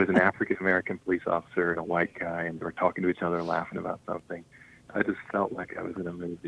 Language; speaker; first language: English; native; English